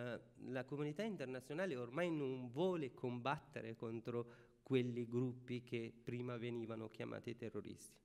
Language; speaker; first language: Italian; non-native, fluent; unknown